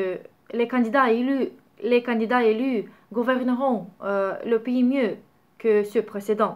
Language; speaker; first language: French; non-native, learner; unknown